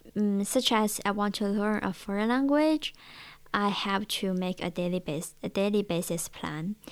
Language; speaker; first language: English; non-native, learner; Chinese